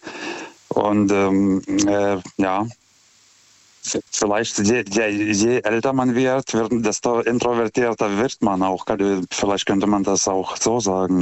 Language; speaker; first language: German; native; German